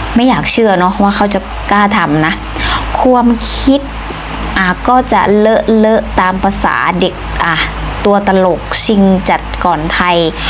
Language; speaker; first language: Thai; native; Thai